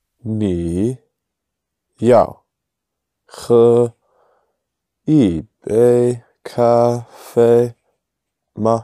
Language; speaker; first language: Chinese; non-native, learner; English